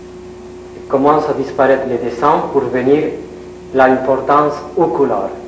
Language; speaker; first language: French; non-native, learner; Spanish